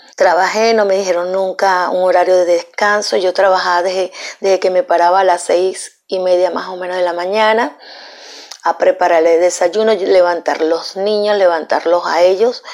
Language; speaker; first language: Spanish; native; Spanish